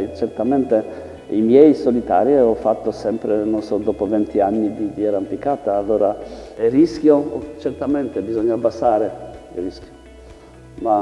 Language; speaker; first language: Italian; non-native, learner; Polish